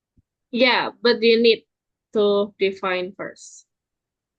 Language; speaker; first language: English; non-native, fluent; Indonesian